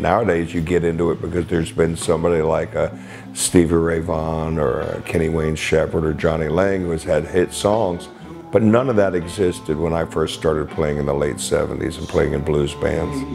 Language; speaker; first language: English; native; English